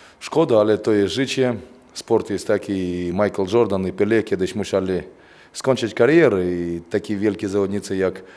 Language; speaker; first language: Polish; non-native, fluent; Russian